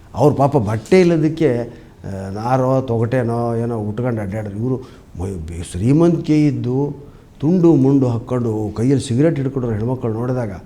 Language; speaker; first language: Kannada; native; Kannada